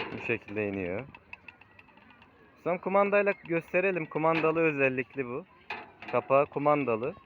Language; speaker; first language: Turkish; native; Turkish